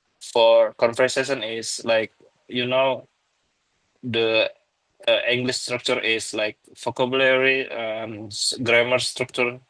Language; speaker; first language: English; non-native, learner; Indonesian